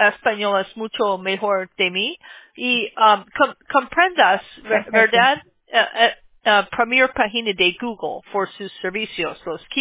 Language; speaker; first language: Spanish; non-native, learner; English